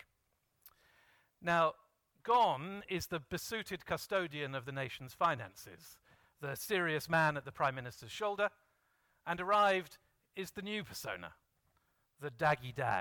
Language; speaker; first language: English; native; English